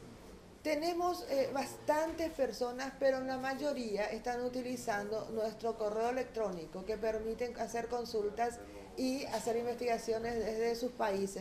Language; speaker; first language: Spanish; native; Spanish